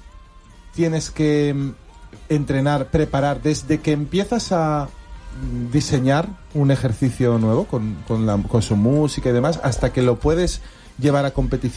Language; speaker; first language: Spanish; native; Spanish